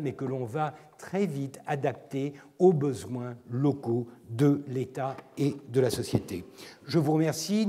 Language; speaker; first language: French; non-native, fluent; Turkish